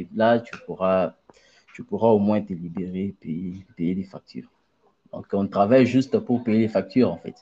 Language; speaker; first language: French; non-native, local second language; Luba-Lulua